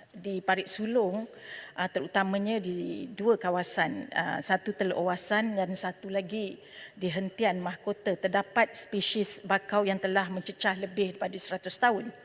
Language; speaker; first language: Malay; native; Malay